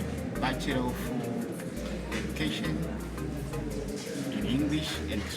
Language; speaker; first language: English; non-native, learner; Swahili